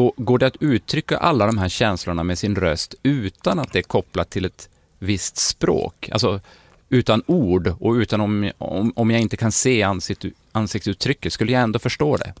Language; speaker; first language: Swedish; native; Swedish